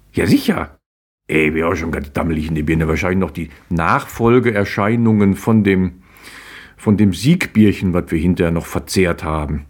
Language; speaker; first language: German; native; German